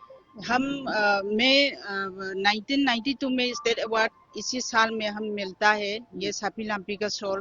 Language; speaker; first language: Hindi; non-native, local second language; Manipuri